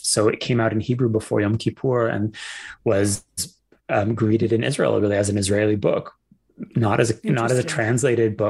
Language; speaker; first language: English; native; English